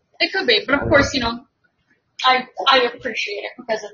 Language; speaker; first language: English; native; English